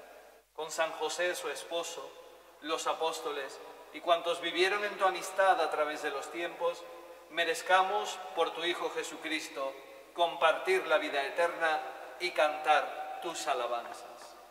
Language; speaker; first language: Spanish; native; Spanish